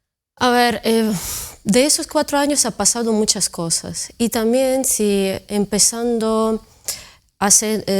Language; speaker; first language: Spanish; non-native, fluent; Ukrainian